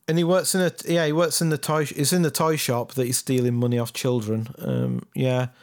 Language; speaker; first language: English; native; English